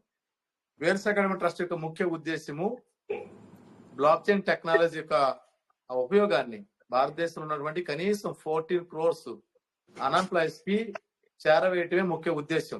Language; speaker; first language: Telugu; native; Telugu